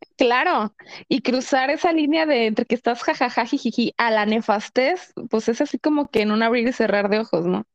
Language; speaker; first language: Spanish; native; Spanish